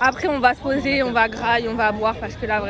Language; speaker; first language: French; native; French